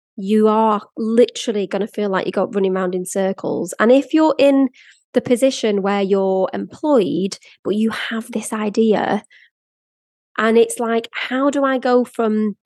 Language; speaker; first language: English; native; English